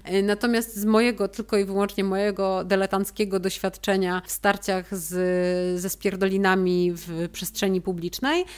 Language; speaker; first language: Polish; native; Polish